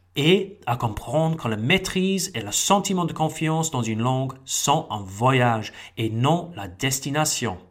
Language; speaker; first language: French; non-native, fluent; English